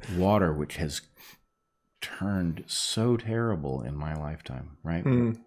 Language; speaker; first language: English; native; English